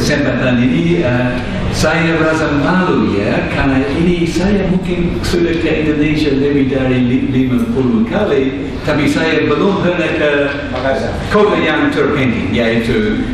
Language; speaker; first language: Indonesian; non-native, fluent; English